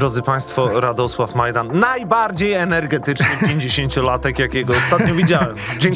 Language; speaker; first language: Polish; native; Polish